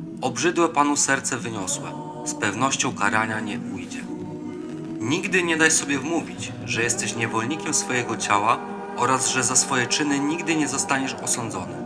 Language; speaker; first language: Polish; native; Polish